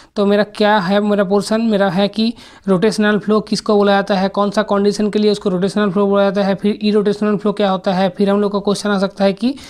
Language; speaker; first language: Hindi; non-native, local second language; Bangla